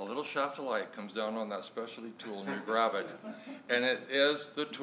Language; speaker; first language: English; native; English